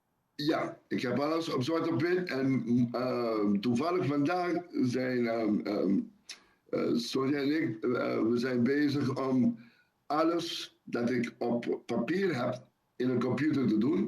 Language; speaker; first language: Dutch; non-native, local second language; Papiamento